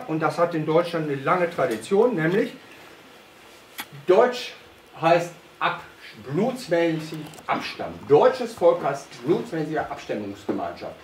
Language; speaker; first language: German; native; German